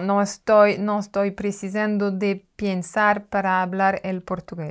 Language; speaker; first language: Spanish; non-native, learner; French